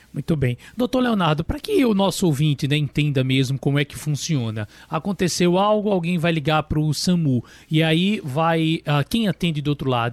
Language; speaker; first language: Portuguese; native; Portuguese